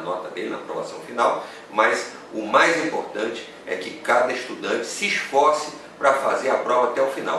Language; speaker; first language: Portuguese; native; Portuguese